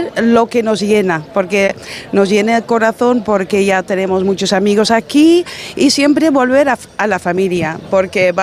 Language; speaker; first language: Spanish; non-native, fluent; Dutch